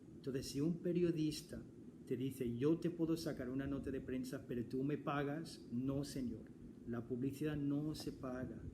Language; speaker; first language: Spanish; non-native, fluent; English